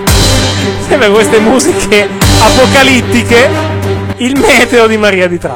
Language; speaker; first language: Italian; native; Italian